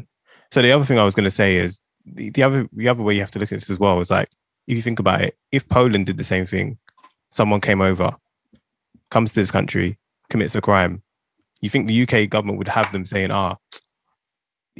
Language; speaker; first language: English; native; English